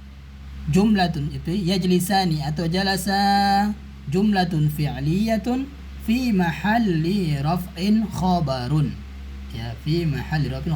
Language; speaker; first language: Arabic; non-native, fluent; Indonesian